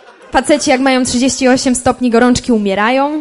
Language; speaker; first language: Polish; native; Polish